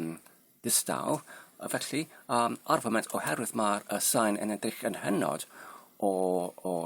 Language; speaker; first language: Welsh; non-native, learner; Polish